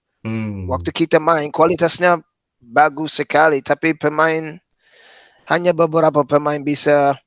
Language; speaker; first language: Indonesian; non-native, fluent; English